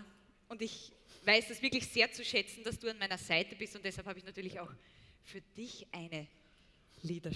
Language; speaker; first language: German; native; German